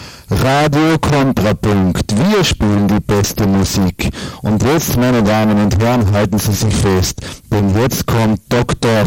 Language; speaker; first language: German; native; German